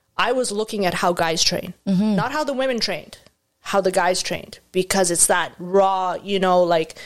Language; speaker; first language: English; non-native, fluent; Arabic